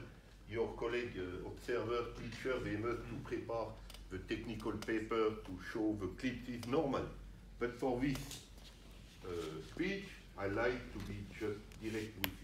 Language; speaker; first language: English; non-native, learner; French